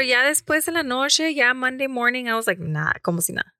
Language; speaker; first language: Spanish; early bilingual, other home language; English